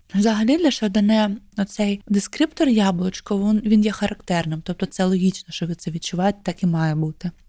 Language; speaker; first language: Ukrainian; native; Ukrainian